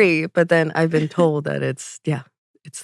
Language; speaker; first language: English; native; English